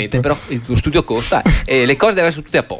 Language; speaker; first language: Italian; native; Italian